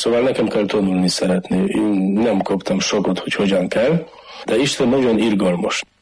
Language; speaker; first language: Hungarian; non-native, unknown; Polish